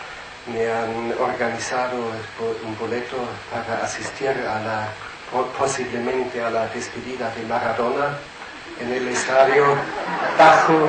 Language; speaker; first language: Spanish; non-native, fluent; German